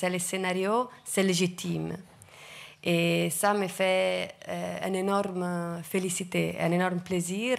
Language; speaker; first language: French; non-native, fluent; Italian